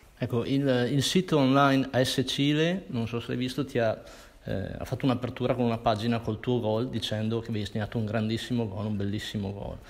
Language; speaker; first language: Italian; native; Italian